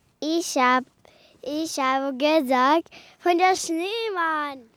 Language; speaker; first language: German; early bilingual, other home language; Romanian